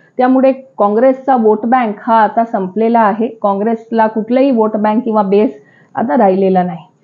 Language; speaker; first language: Marathi; native; Marathi